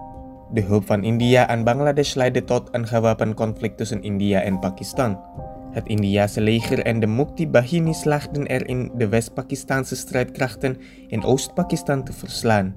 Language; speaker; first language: Dutch; non-native, fluent; Indonesian